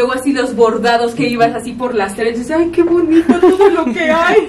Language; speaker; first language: Spanish; native; Spanish